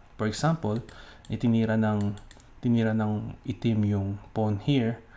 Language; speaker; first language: Filipino; native; Filipino